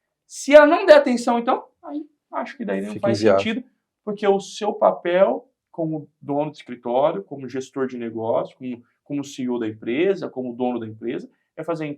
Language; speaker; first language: Portuguese; native; Portuguese